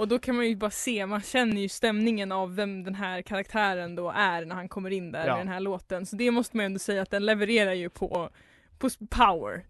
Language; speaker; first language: Swedish; native; Swedish